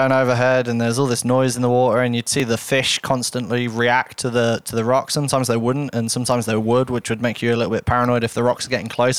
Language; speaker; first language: English; native; English